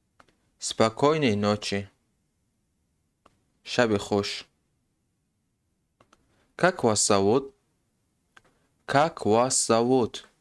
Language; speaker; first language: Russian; non-native, local second language; Tajik